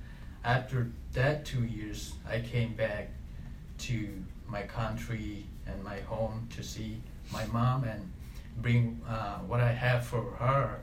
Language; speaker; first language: English; non-native, learner; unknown